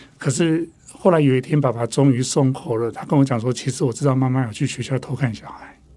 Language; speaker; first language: Chinese; non-native, local second language; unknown